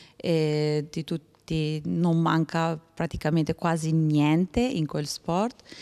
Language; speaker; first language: Italian; non-native, fluent; Albanian